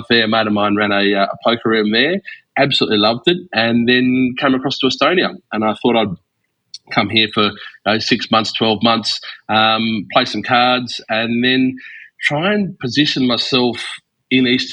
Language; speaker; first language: English; native; English